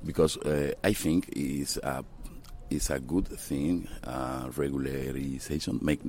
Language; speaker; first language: English; non-native, learner; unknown